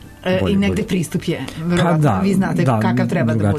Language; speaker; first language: Serbian; native; Serbian